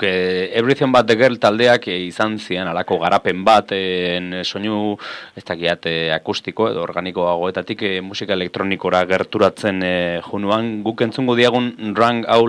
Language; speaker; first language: Basque; native; Basque